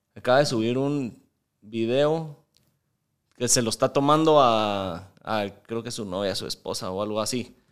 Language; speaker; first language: Spanish; native; Spanish